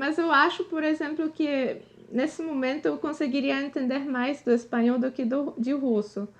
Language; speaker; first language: Portuguese; non-native, fluent; Polish